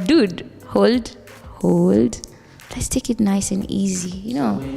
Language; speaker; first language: English; non-native, local second language; Swahili